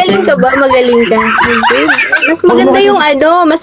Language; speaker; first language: Filipino; non-native, local second language; Cebuano